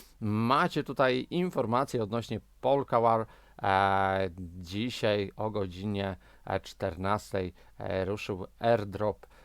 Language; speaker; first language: Polish; native; Polish